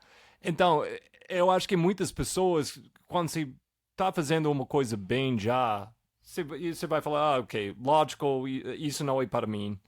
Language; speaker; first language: Portuguese; non-native, fluent; English